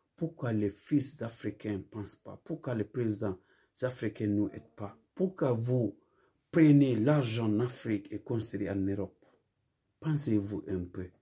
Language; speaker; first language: French; non-native, local second language; Fula